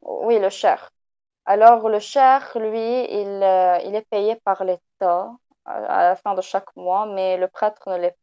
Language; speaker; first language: French; non-native, local second language; Arabic